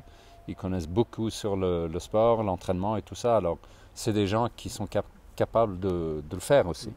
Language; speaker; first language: French; non-native, fluent; Swedish